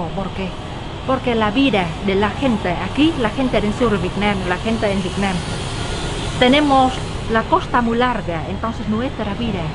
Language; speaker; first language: Spanish; non-native, learner; Vietnamese